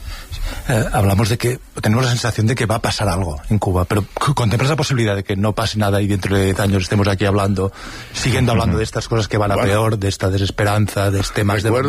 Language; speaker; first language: Spanish; native; Spanish